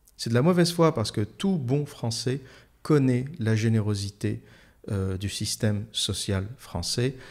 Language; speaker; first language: French; native; French